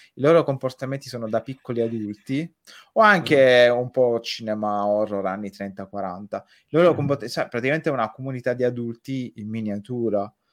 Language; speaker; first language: Italian; native; Italian